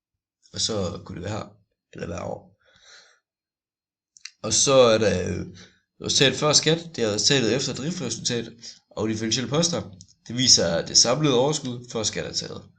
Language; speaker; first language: Danish; native; Danish